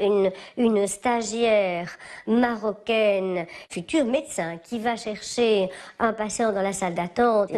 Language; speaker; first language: French; native; French